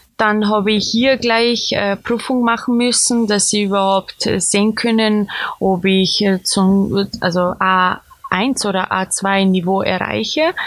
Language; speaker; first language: German; non-native, fluent; Serbian